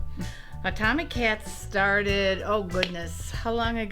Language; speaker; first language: English; native; English